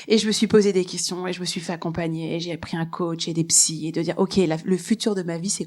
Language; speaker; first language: French; native; French